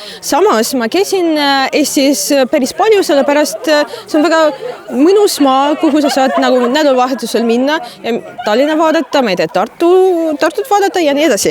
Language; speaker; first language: Estonian; non-native, fluent; Russian